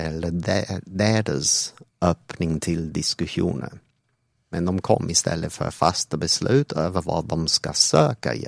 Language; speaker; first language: Swedish; non-native, fluent; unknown